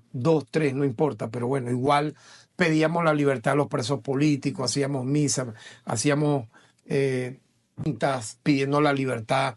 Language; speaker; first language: Spanish; native; Spanish